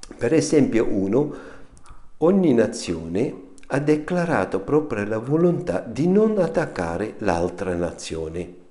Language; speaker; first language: Italian; non-native, fluent; German